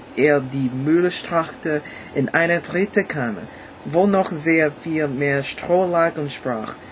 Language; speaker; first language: German; non-native, learner; English